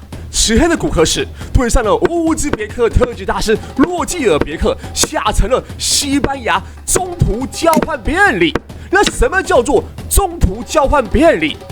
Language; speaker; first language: Chinese; native; Chinese